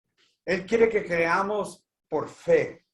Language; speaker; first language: Spanish; native; Spanish